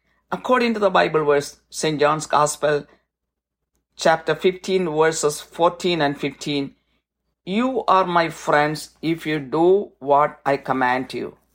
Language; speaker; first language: English; non-native, local second language; Malayalam